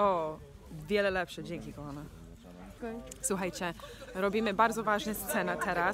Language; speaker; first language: Polish; non-native, fluent; English